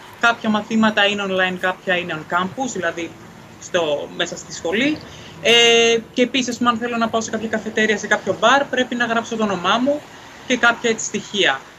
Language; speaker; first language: Greek; native; Greek